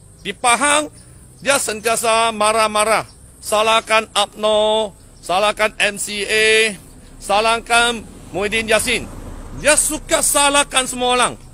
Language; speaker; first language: Malay; non-native, local second language; Chinese